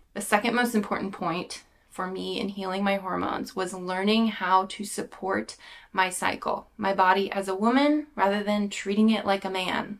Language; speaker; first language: English; native; English